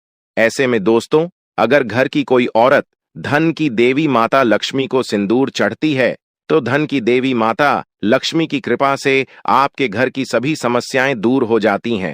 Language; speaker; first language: Hindi; non-native, local second language; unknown